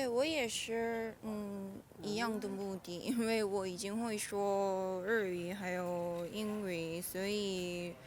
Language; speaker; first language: Chinese; non-native, learner; Korean